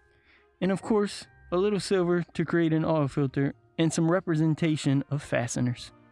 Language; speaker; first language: English; native; English